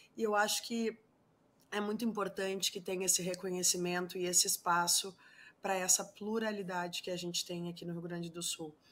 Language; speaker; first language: Portuguese; non-native, fluent; Spanish